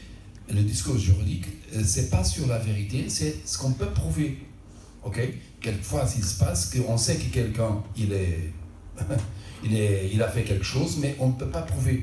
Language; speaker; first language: French; non-native, local second language; Portuguese